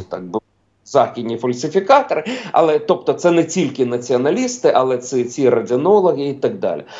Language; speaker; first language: Ukrainian; non-native, local second language; Russian